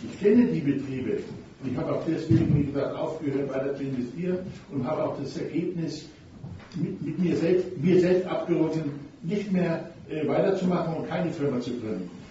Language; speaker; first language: German; native; German